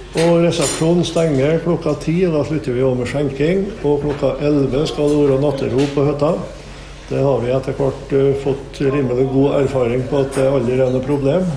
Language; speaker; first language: Norwegian; native; Norwegian